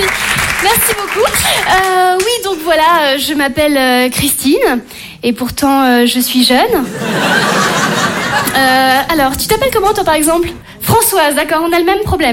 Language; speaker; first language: French; native; French